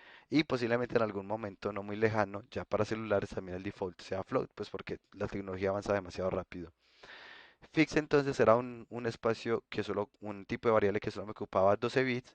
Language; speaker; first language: Spanish; native; Spanish